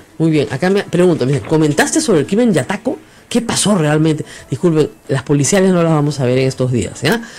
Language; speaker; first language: Spanish; native; Spanish